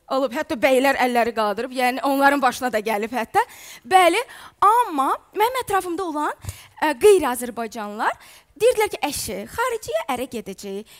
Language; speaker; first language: Azerbaijani; non-native, fluent; Ukrainian